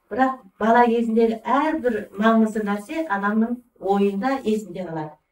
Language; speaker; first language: Kazakh; early bilingual, heritage; Kazakh